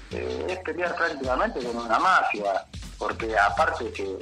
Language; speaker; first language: Spanish; native; Spanish